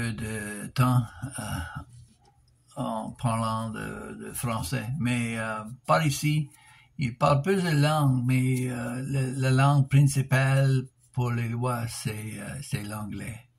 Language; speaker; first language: French; non-native, local second language; English